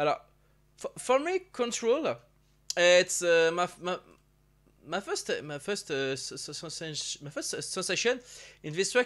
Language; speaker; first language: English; non-native, learner; French